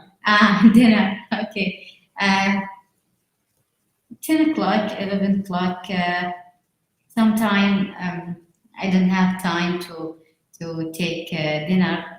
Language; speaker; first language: English; non-native, learner; Arabic